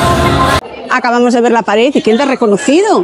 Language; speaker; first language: Spanish; native; Spanish